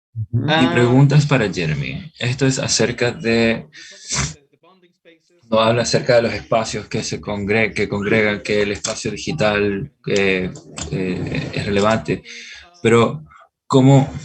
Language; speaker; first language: Spanish; non-native, fluent; English